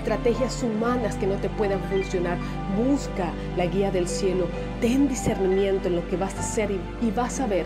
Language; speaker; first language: Spanish; native; Spanish